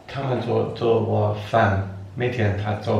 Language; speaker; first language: Chinese; non-native, learner; English